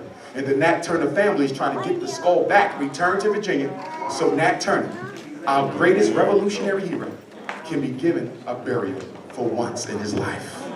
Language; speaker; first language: English; native; English